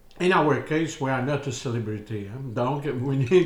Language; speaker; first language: English; non-native, learner; French